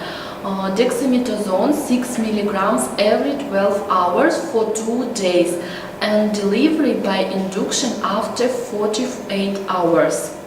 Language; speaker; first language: English; non-native, learner; Russian